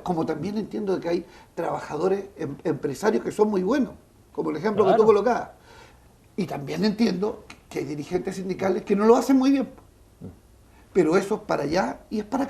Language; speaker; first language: Spanish; native; Spanish